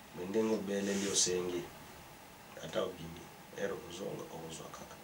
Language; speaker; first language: Lingala; non-native, local second language; Kongo